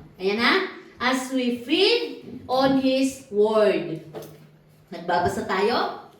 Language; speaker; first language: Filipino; non-native, local second language; Cebuano